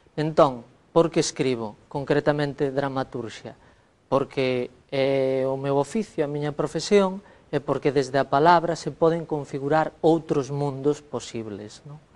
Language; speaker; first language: Galician; native; Galician